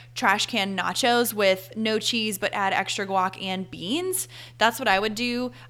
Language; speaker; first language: English; native; English